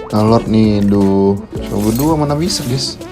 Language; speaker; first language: Indonesian; native; Indonesian